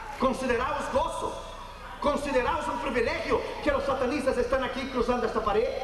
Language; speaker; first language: Spanish; non-native, fluent; Portuguese